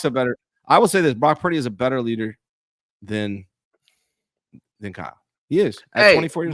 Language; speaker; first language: English; native; English